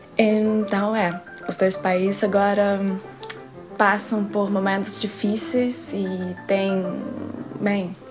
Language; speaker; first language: Portuguese; non-native, fluent; Russian